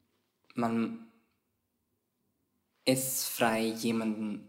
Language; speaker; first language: German; non-native, fluent; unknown